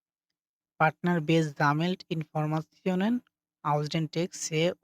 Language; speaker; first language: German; non-native, fluent; Bangla